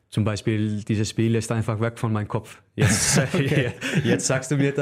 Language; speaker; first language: German; non-native, fluent; Icelandic